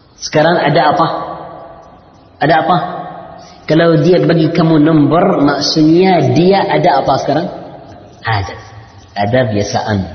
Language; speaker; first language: Indonesian; non-native, learner; Arabic